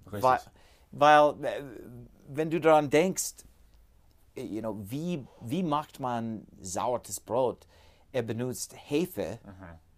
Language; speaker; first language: German; non-native, fluent; English